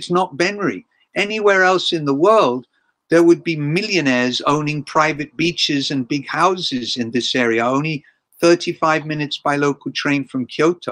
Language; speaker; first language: English; native; English